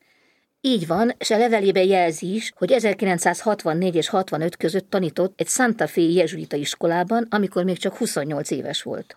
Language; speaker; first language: Hungarian; native; Hungarian